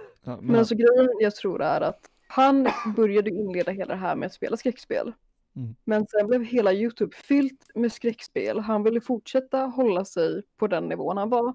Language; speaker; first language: Swedish; native; Swedish